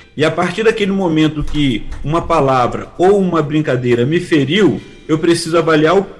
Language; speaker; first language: Portuguese; native; Portuguese